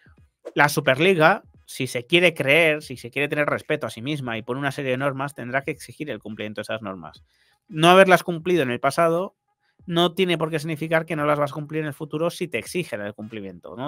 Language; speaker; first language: Spanish; native; Spanish